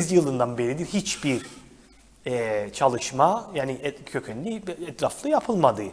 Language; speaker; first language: Turkish; native; Turkish